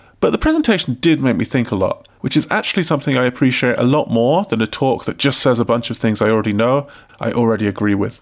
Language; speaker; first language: English; native; English